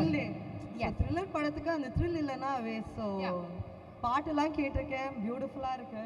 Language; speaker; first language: Tamil; native; Tamil